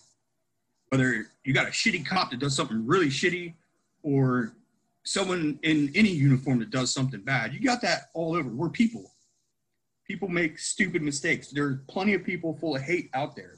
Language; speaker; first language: English; native; English